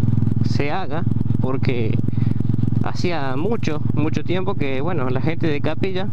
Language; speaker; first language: Spanish; native; Spanish